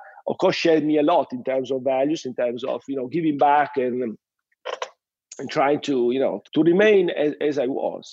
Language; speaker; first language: English; non-native, fluent; Italian